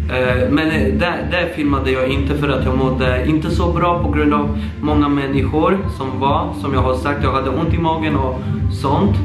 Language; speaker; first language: Swedish; early bilingual, other home language; Polish